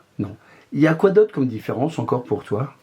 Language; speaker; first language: French; native; French